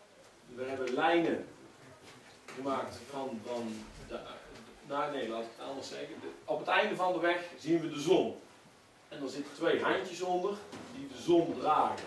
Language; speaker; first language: Dutch; native; Dutch